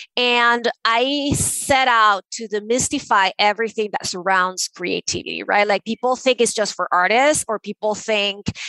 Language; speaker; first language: English; non-native, fluent; Spanish